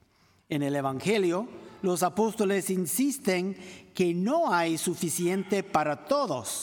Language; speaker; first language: Spanish; non-native, fluent; English